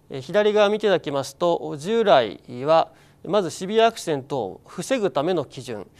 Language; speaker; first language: Japanese; native; Japanese